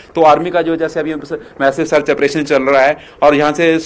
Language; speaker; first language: Hindi; native; Hindi